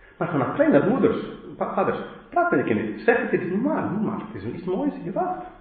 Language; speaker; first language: Dutch; non-native, fluent; English